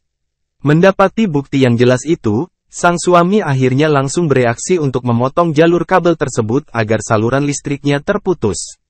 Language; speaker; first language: Indonesian; native; Indonesian